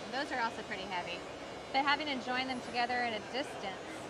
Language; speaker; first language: English; native; English